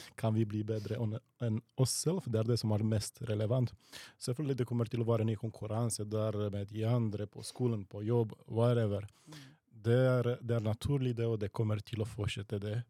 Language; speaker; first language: Norwegian; non-native, fluent; Romanian